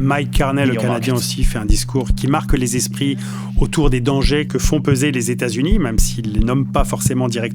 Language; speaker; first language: French; native; French